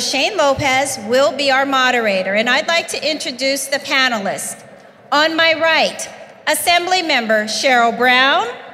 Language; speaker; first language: English; native; English